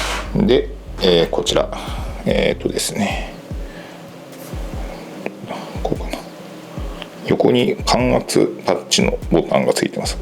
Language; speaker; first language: Japanese; native; Japanese